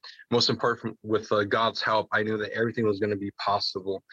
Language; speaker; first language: English; native; English